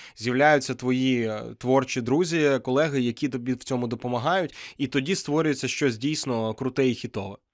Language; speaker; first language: Ukrainian; non-native, local second language; Russian